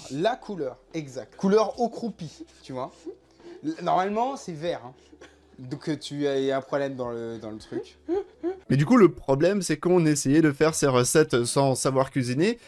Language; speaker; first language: French; native; French